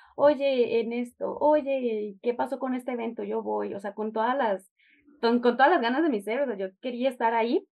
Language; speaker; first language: Spanish; native; Spanish